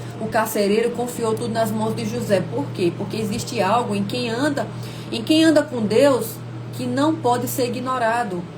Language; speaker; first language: Portuguese; native; Portuguese